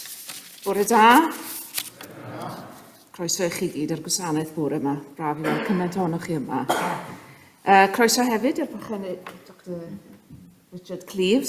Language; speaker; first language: Welsh; native; Welsh